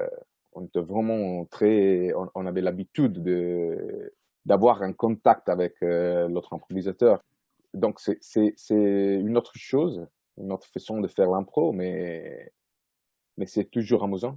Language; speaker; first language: French; non-native, fluent; Italian